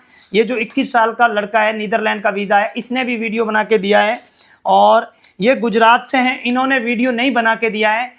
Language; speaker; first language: Hindi; native; Hindi